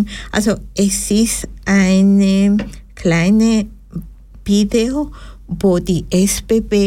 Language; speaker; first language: German; non-native, fluent; Spanish